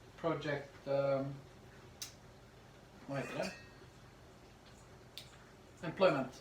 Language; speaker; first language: Swedish; non-native, learner; Thai